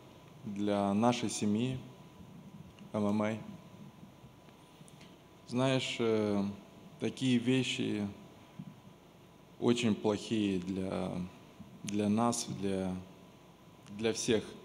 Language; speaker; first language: Russian; non-native, local second language; Romanian